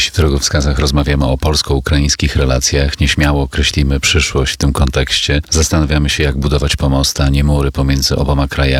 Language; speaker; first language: Polish; native; Polish